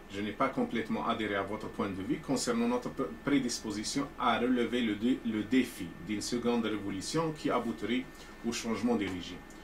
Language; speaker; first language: French; non-native, local second language; Arabic